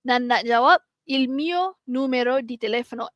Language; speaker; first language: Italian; non-native, fluent; Malay